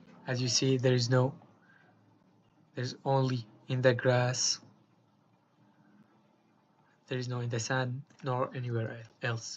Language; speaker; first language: English; non-native, fluent; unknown